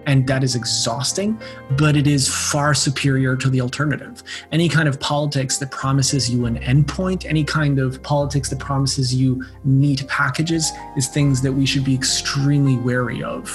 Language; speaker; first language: English; non-native, fluent; Bosnian